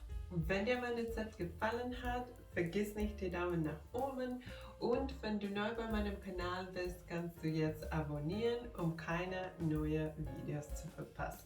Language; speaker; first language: German; non-native, fluent; Finnish